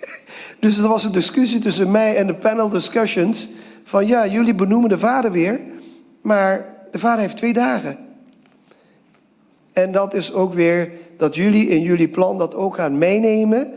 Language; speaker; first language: Dutch; non-native, local second language; Papiamento